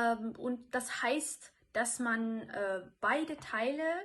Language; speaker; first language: German; non-native, fluent; Turkish